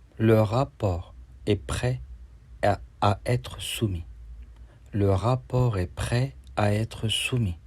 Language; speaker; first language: French; non-native, fluent; Turkish